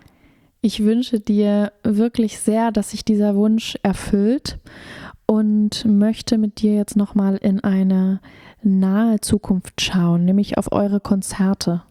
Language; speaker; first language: German; native; German